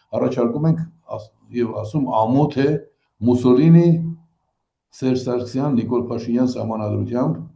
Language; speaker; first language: Armenian; native; Armenian